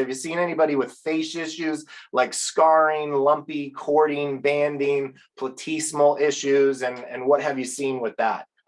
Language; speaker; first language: English; native; English